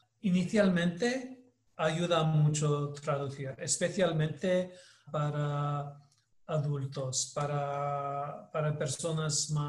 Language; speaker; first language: Spanish; non-native, learner; English